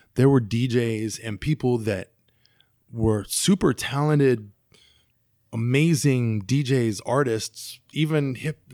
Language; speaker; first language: English; native; English